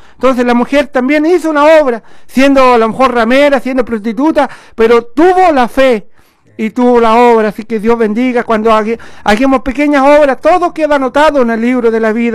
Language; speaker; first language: Spanish; native; Spanish